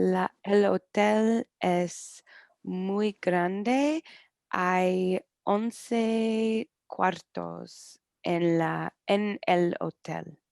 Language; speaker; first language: Spanish; non-native, learner; English